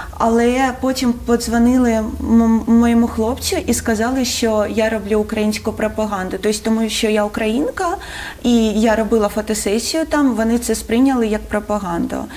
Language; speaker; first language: Ukrainian; non-native, local second language; Russian